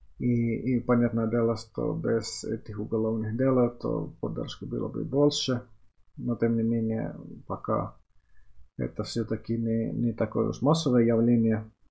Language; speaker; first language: Russian; non-native, fluent; Finnish